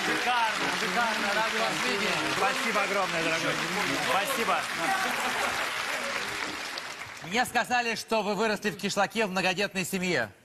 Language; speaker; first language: Russian; native; Russian